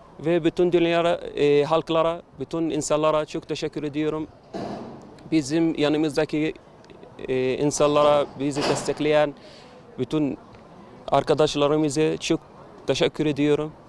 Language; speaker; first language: Turkish; non-native, fluent; Arabic